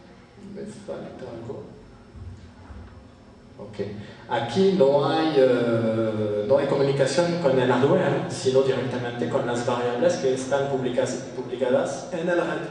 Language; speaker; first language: Spanish; non-native, fluent; French